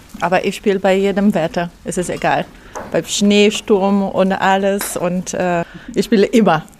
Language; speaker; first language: German; non-native, learner; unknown